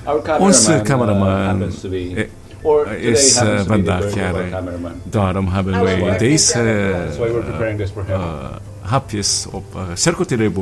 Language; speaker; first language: Dutch; non-native, learner; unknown